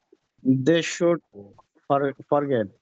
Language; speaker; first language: English; non-native, learner; Bangla